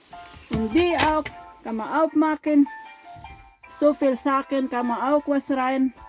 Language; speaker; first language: German; non-native, learner; Filipino